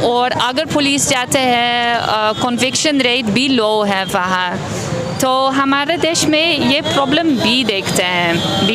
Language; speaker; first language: Hindi; non-native, learner; Dutch